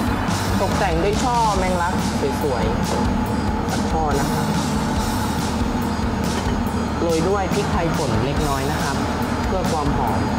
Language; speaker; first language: Thai; native; Thai